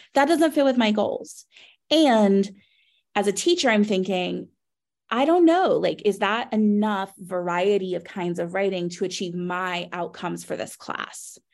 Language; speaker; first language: English; native; English